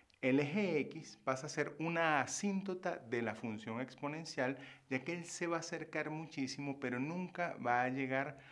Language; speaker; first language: Spanish; native; Spanish